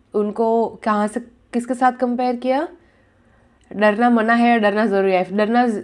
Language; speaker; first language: Hindi; non-native, local second language; Gujarati